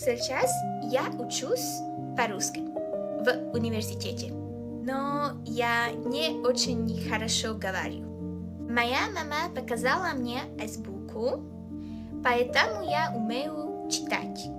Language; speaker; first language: Russian; non-native, learner; Hungarian